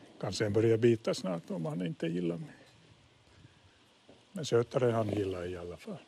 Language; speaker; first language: Swedish; non-native, fluent; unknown